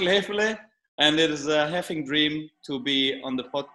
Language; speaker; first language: English; non-native, fluent; German